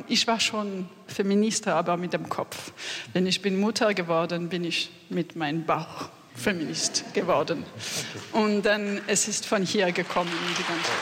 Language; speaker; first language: German; non-native, fluent; French